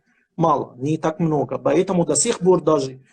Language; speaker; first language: Russian; non-native, fluent; Arabic